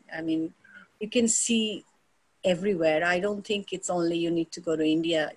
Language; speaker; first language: English; non-native, local second language; Bangla